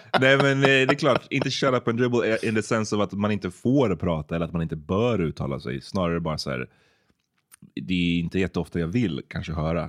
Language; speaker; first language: Swedish; native; Swedish